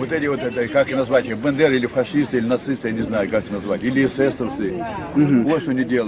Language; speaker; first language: Russian; native; Russian